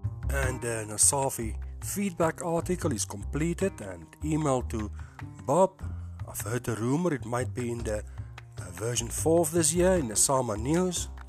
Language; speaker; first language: English; non-native, local second language; Afrikaans